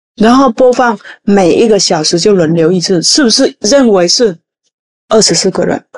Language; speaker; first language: Chinese; non-native, fluent; Vietnamese